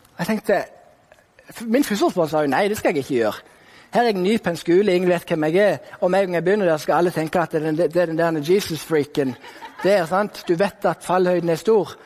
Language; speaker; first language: Norwegian; native; Norwegian